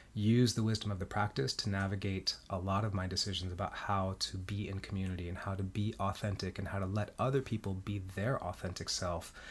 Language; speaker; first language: English; early bilingual, heritage; Spanish